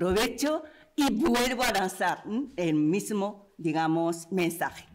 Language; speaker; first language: Spanish; non-native, fluent; Japanese